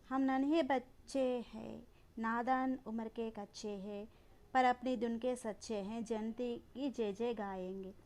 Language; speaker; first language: Hindi; non-native, local second language; Telugu